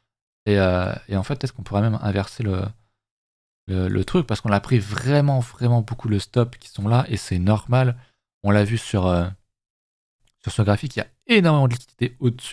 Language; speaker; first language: French; native; French